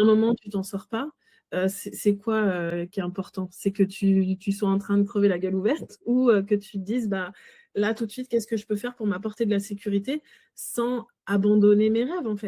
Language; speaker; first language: French; native; French